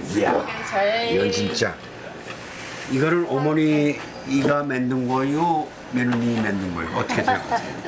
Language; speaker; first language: Korean; native; Korean